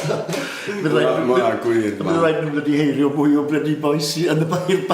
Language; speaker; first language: Welsh; native; Welsh